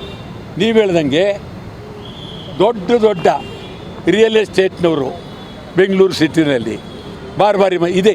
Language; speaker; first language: Kannada; native; Kannada